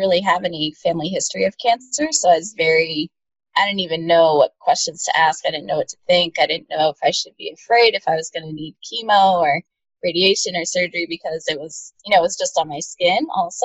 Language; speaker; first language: English; native; English